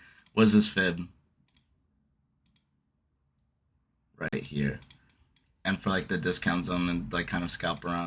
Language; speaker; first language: English; native; English